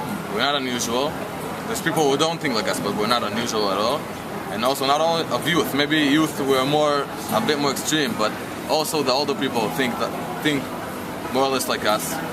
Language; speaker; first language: English; non-native, fluent; Hebrew